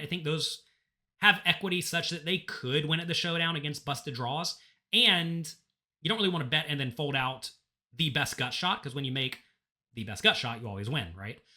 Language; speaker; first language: English; native; English